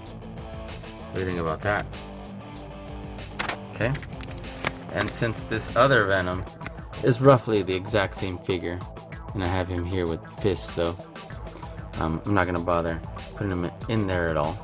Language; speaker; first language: English; native; English